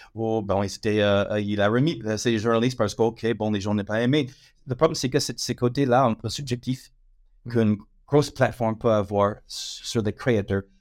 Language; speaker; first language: French; non-native, fluent; English